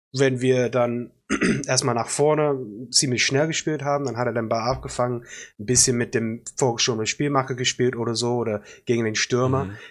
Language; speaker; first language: German; non-native, fluent; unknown